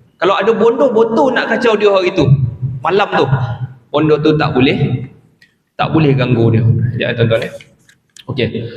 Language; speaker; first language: Malay; native; Malay